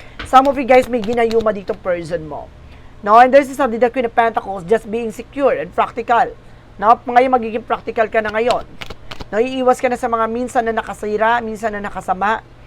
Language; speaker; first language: English; non-native, local second language; Filipino